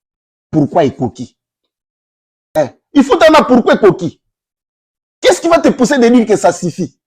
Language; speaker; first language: French; non-native, local second language; Lingala